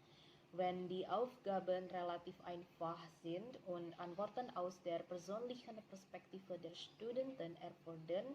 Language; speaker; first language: German; non-native, learner; Indonesian